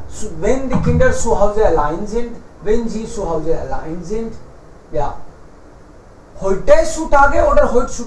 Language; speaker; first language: German; non-native, fluent; Hindi